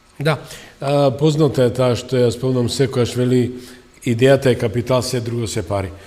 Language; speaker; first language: Macedonian; native; Macedonian